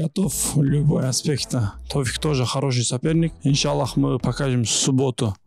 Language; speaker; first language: Russian; non-native, local second language; Kyrgyz